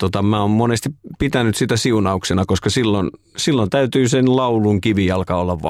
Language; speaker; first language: Finnish; native; Finnish